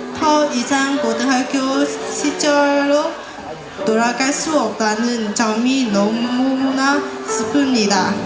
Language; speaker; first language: Korean; non-native, fluent; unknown